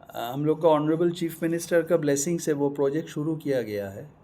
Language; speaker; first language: Hindi; non-native, local second language; Bangla